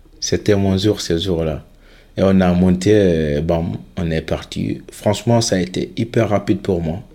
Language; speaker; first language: French; non-native, local second language; Fula